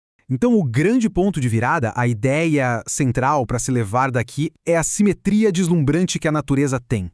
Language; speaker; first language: Portuguese; native; Portuguese